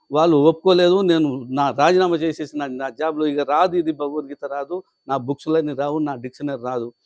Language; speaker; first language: Telugu; non-native, local second language; Lambadi